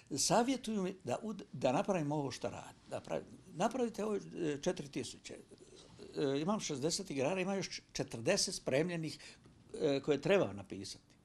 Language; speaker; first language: Croatian; native; Croatian